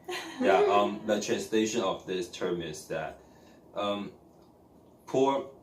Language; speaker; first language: English; non-native, learner; Chinese